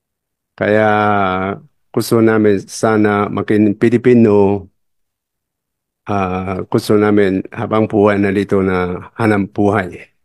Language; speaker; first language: Filipino; non-native, learner; Chinese